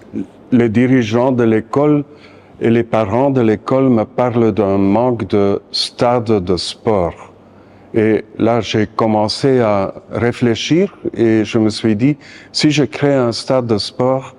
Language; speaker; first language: French; non-native, local second language; Dutch